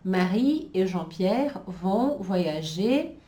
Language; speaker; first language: French; non-native, fluent; Portuguese